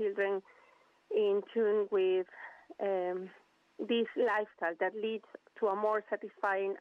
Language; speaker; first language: English; non-native, fluent; Spanish